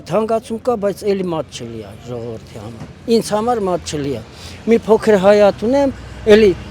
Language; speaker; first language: Armenian; native; Armenian